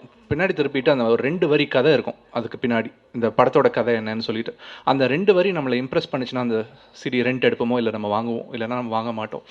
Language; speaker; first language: Tamil; native; Tamil